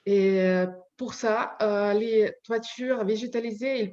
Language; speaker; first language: French; non-native, learner; Ukrainian